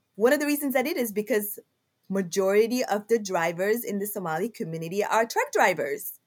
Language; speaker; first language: English; non-native, fluent; Somali